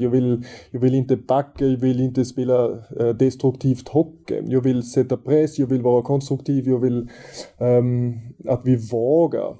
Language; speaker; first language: Swedish; non-native, fluent; German